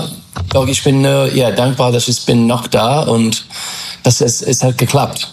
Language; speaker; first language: German; non-native, fluent; English